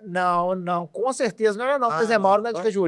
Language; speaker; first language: Portuguese; native; Portuguese